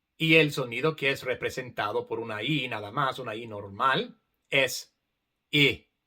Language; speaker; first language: Spanish; non-native, fluent; English